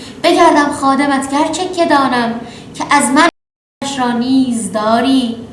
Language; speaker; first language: Persian; native; Persian